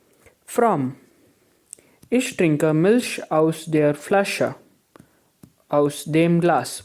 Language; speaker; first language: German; non-native, learner; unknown